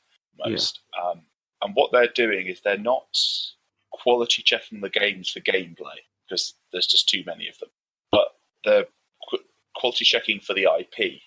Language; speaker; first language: English; native; English